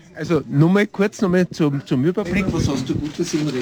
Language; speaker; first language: German; native; German